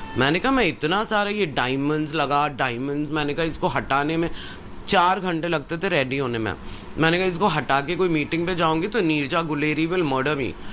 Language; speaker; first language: Hindi; non-native, local second language; Sindhi